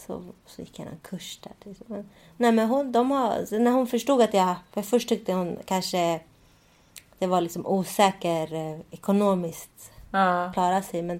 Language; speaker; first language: Swedish; early bilingual, other home language; Spanish